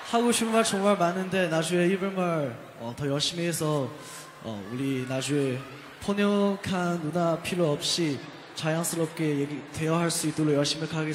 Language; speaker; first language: Korean; non-native, fluent; Chinese